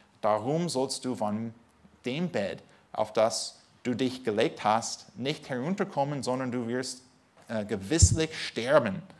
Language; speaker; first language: German; non-native, fluent; English